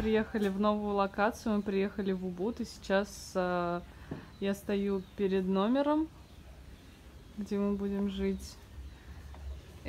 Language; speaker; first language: Russian; native; Russian